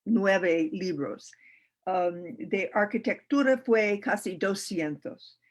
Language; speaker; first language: Spanish; non-native, learner; English